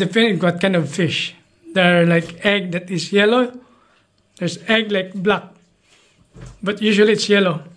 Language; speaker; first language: English; non-native, local second language; Filipino